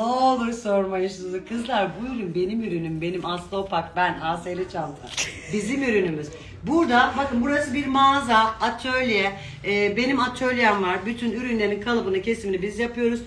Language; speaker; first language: Turkish; native; Turkish